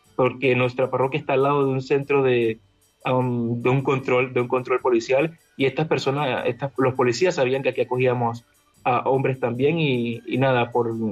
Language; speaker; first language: Spanish; native; Spanish